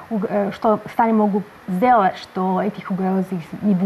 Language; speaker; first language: Russian; non-native, learner; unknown